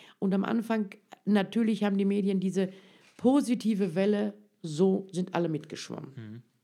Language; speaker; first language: German; early bilingual, other home language; Turkish